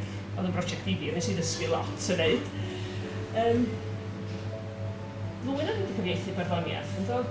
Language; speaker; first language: Welsh; native; Welsh